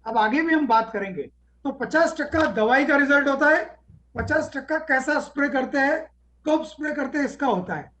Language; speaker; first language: Hindi; non-native, local second language; Marathi